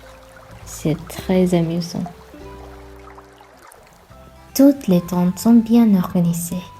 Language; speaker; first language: French; non-native, fluent; Sinhala